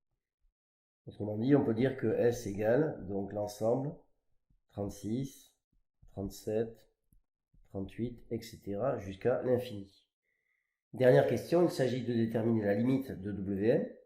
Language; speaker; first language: French; native; French